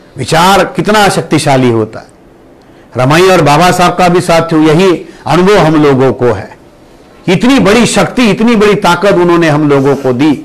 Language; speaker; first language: Hindi; non-native, local second language; Marathi